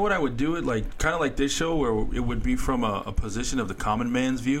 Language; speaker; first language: English; native; English